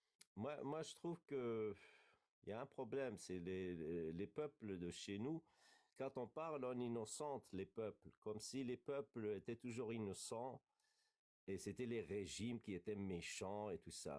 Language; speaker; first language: French; non-native, fluent; Kurdish